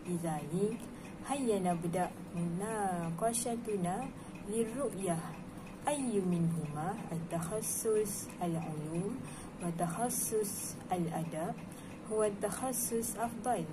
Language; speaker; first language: Arabic; non-native, learner; Malay